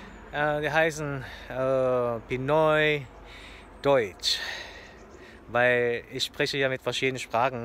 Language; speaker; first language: German; non-native, fluent; Filipino